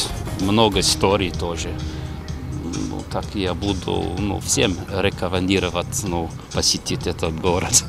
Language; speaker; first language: Russian; non-native, learner; Lithuanian